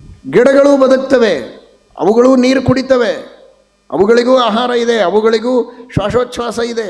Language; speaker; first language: Kannada; native; Kannada